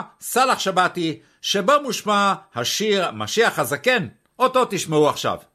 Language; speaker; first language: Hebrew; native; Hebrew